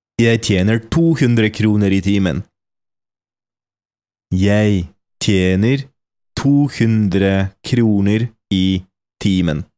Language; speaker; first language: Norwegian; non-native, fluent; Polish